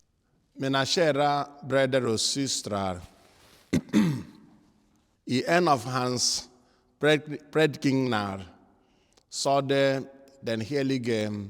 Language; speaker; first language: Swedish; non-native, fluent; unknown